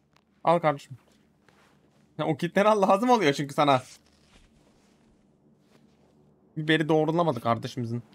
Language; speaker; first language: Turkish; native; Turkish